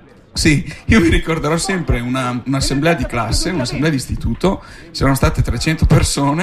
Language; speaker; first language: Italian; native; Italian